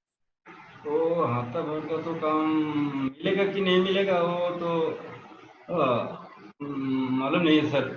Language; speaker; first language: Hindi; non-native, local second language; Bangla